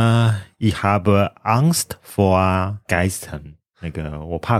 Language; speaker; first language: German; non-native, learner; Chinese